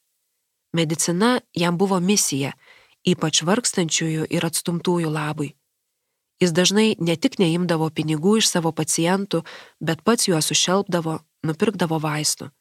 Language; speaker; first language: Lithuanian; native; Lithuanian